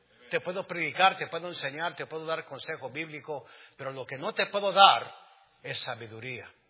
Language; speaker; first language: Spanish; native; Spanish